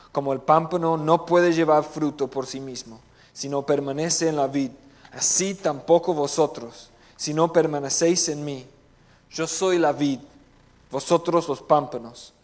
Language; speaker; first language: Spanish; non-native, fluent; English